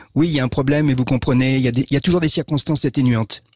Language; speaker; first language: French; native; French